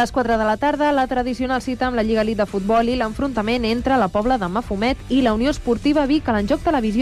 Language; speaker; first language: Catalan; native; Catalan